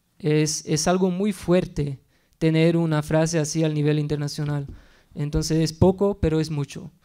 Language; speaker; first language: Spanish; non-native, fluent; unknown